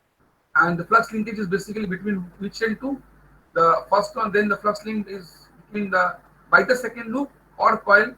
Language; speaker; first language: English; non-native, local second language; Bangla